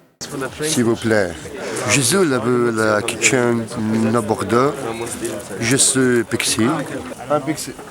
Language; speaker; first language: French; non-native, local second language; Arabic